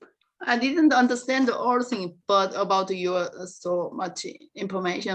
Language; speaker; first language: English; non-native, learner; Korean